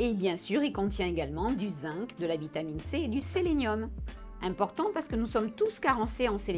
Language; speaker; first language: French; native; French